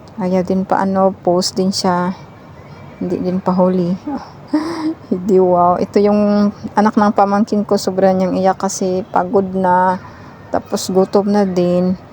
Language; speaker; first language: Filipino; non-native, local second language; Cebuano